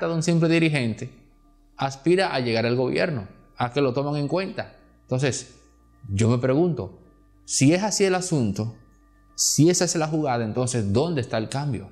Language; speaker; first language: Spanish; native; Spanish